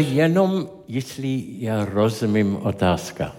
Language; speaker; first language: Czech; non-native, learner; English